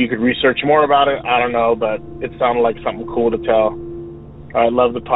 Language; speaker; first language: English; native; English